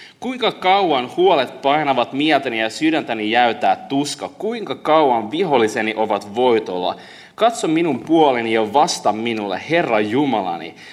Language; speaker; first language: Finnish; early bilingual, heritage; Finnish